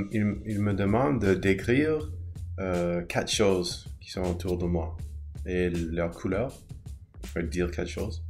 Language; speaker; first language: French; non-native, learner; English